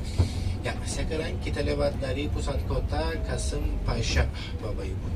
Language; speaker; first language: Indonesian; non-native, fluent; Turkish